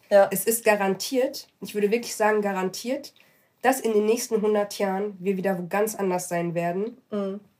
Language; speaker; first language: German; early bilingual, other home language; Arabic